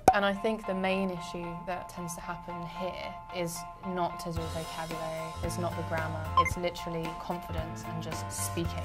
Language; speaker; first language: English; native; English